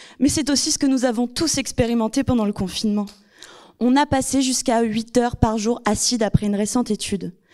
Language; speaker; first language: French; native; French